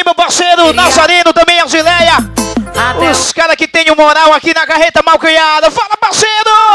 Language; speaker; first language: Portuguese; native; Portuguese